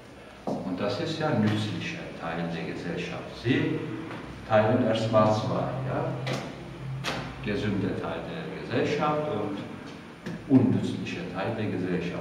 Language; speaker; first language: German; non-native, fluent; Turkish